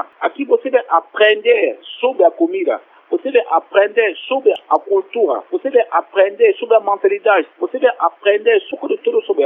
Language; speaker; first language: Portuguese; non-native, fluent; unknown